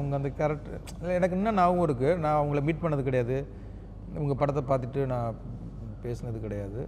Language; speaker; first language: Tamil; native; Tamil